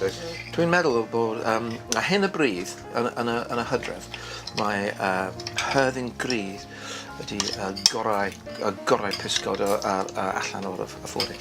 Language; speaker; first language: Welsh; non-native, learner; English